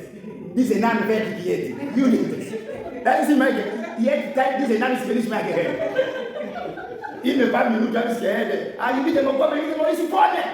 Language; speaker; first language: German; non-native, learner; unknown